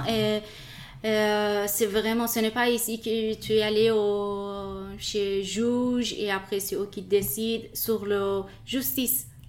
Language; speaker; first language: French; non-native, learner; Persian